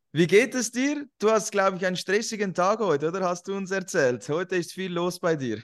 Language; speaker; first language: German; native; German